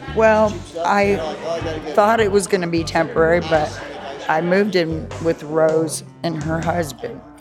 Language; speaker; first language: English; native; English